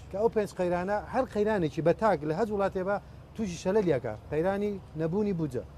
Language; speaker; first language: Central Kurdish; native; Central Kurdish